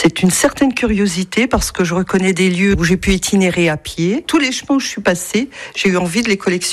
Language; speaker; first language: French; native; French